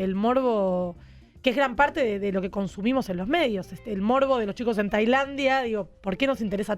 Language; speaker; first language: Spanish; native; Spanish